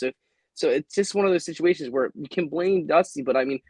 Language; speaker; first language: English; native; English